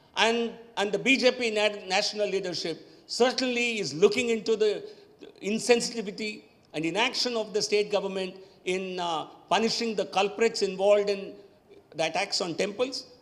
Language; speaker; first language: English; non-native, local second language; Telugu